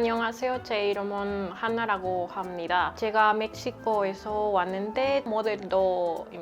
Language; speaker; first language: Korean; non-native, learner; Spanish